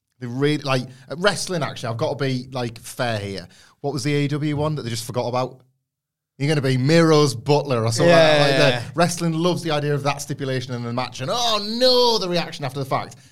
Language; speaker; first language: English; native; English